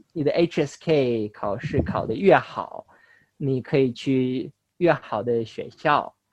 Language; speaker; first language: Chinese; non-native, fluent; Russian